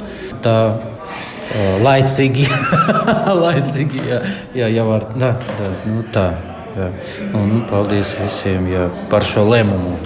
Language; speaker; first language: Latvian; non-native, learner; Russian